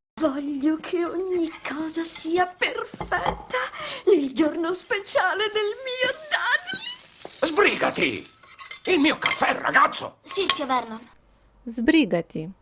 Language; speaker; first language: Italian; non-native, fluent; Ukrainian